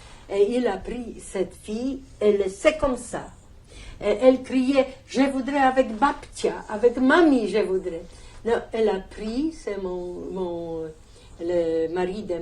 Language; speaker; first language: French; non-native, learner; Polish